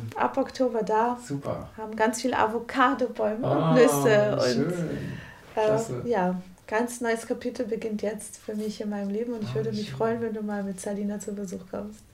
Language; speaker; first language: German; non-native, fluent; Portuguese